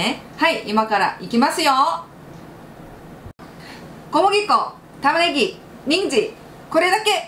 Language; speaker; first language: Japanese; non-native, fluent; Korean